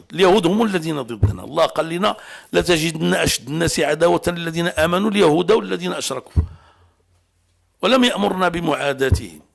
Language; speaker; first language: Arabic; native; Arabic